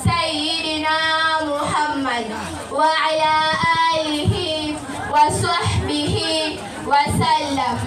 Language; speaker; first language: Arabic; non-native, learner; Swahili